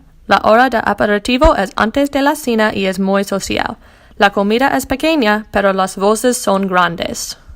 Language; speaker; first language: Spanish; non-native, learner; English